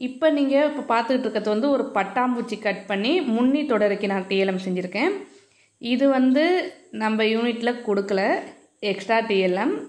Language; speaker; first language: Tamil; native; Tamil